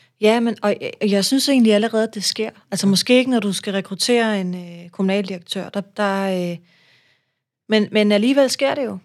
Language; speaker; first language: Danish; native; Danish